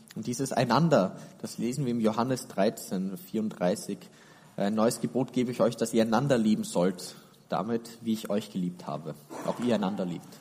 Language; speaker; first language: German; native; German